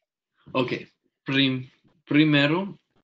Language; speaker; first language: Spanish; non-native, learner; English